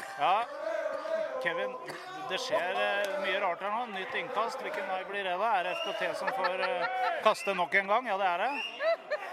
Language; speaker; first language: Norwegian; native; Norwegian